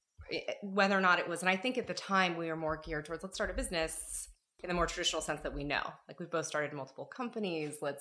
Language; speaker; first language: English; native; English